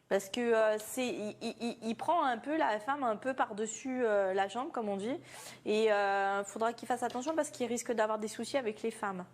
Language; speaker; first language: French; native; French